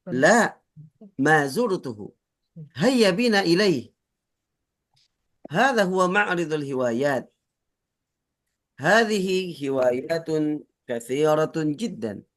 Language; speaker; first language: Arabic; non-native, fluent; Indonesian